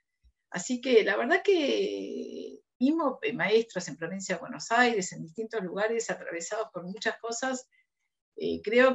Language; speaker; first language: Spanish; native; Spanish